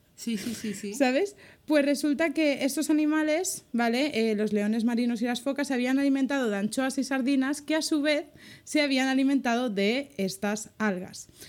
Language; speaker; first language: Spanish; native; Spanish